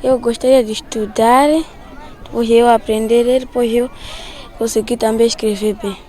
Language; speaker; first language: Portuguese; non-native, local second language; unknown